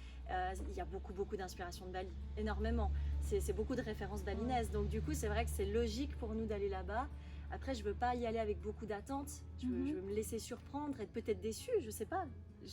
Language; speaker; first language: French; native; French